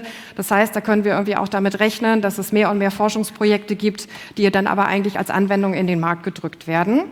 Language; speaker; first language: German; native; German